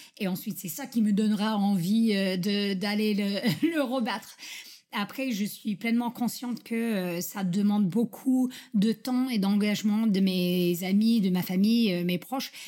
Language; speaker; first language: French; non-native, fluent; English